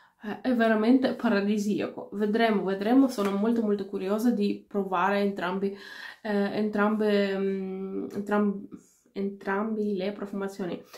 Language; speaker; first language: Italian; non-native, fluent; Finnish